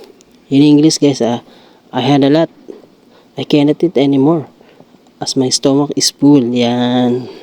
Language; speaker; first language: English; non-native, local second language; Filipino